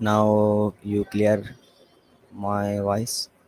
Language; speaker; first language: English; non-native, learner; Urdu